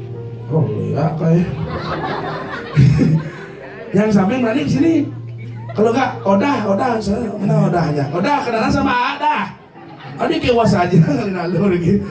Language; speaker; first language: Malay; non-native, local second language; Balinese